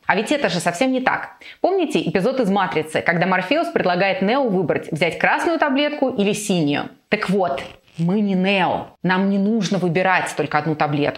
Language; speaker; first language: Russian; native; Russian